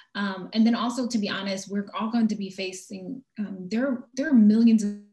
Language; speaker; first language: English; native; English